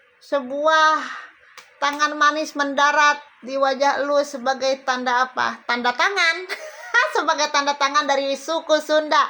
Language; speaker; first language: Indonesian; native; Indonesian